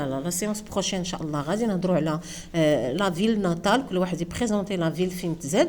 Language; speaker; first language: French; non-native, local second language; Arabic